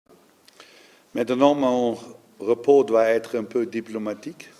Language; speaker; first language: French; non-native, learner; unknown